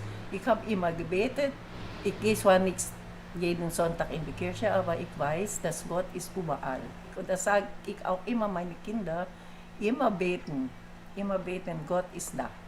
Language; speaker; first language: German; non-native, learner; Filipino